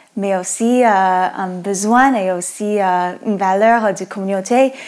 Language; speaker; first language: French; non-native, fluent; English